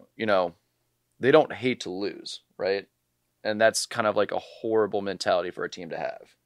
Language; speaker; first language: English; native; English